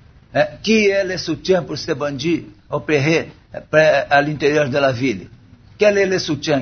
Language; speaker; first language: French; non-native, learner; Portuguese